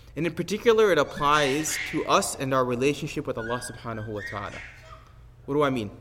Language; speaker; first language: English; native; English